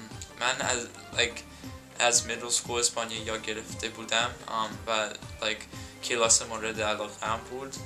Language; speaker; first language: Persian; non-native, learner; English